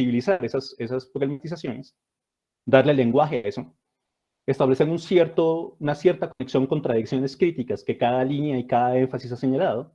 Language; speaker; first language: Spanish; native; Spanish